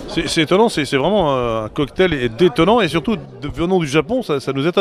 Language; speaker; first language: French; native; French